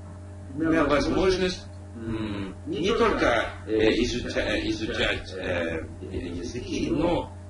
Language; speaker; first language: Russian; non-native, learner; English